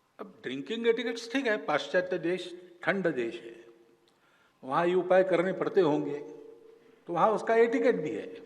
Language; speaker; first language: Hindi; non-native, local second language; Marathi